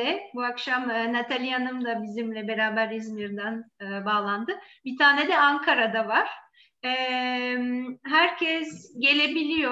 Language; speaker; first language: Turkish; non-native, fluent; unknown